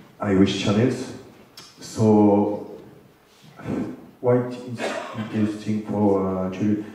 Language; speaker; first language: English; non-native, fluent; French